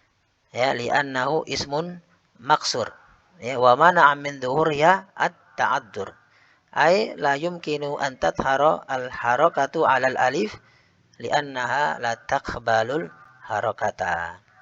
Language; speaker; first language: Arabic; non-native, fluent; Indonesian